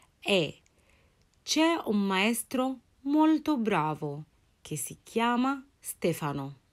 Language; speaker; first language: Italian; non-native, fluent; Arabic